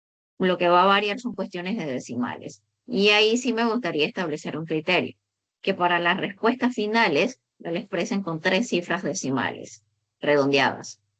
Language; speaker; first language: Spanish; native; Spanish